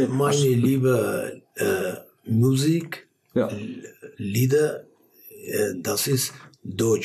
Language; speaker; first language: German; non-native, learner; Armenian